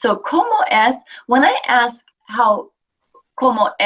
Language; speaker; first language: Spanish; non-native, fluent; English